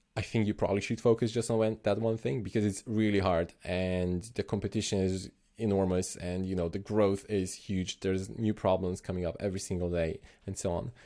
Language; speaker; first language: English; non-native, fluent; Slovenian